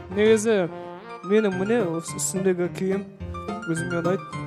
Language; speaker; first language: Chinese; non-native, learner; Kazakh